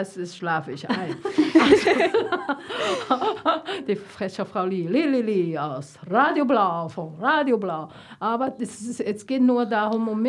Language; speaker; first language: German; non-native, learner; Chinese